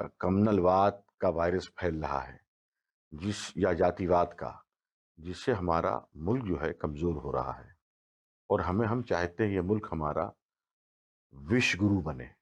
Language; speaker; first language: Urdu; native; Urdu